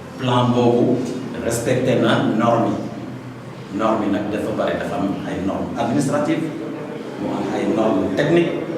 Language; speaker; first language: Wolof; early bilingual, heritage; Wolof